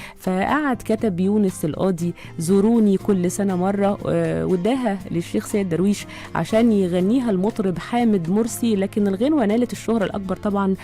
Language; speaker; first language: Arabic; native; Arabic